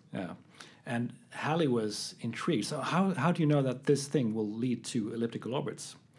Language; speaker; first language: English; non-native, fluent; Swedish